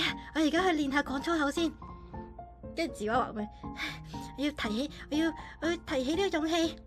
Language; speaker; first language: Cantonese; native; Cantonese